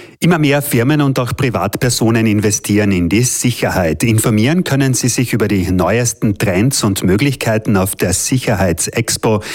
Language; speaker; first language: German; native; German